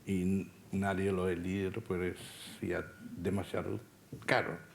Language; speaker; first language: Spanish; non-native, fluent; Dutch